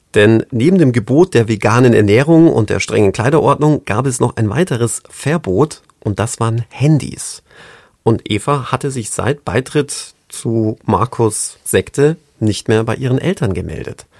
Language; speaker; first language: German; non-native, fluent; English